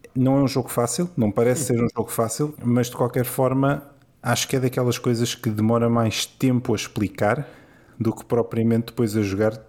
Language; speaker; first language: Portuguese; native; Portuguese